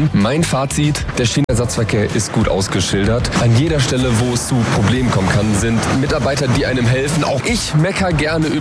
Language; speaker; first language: German; native; German